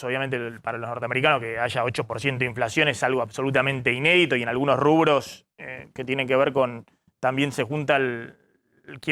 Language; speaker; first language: Spanish; native; Spanish